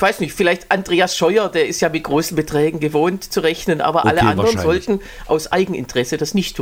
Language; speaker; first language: German; native; German